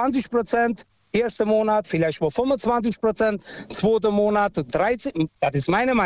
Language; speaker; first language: German; non-native, local second language; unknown